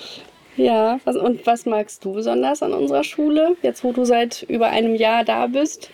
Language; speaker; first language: German; native; German